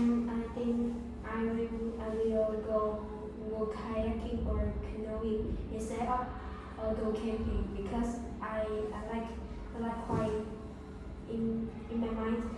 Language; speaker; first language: English; non-native, learner; Vietnamese